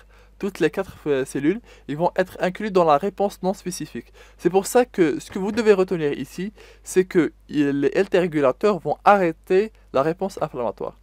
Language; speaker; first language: French; non-native, local second language; Arabic